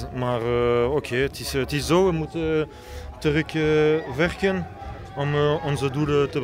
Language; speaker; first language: Dutch; non-native, learner; French